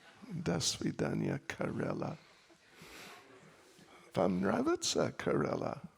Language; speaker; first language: Russian; non-native, learner; English